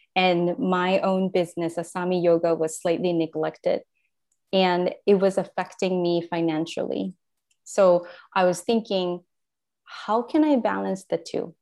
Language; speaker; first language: English; non-native, fluent; Japanese